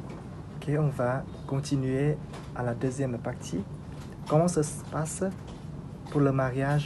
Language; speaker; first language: French; non-native, learner; Vietnamese